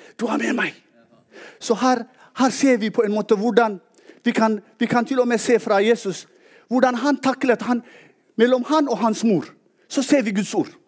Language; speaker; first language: Norwegian; non-native, fluent; Tigrinya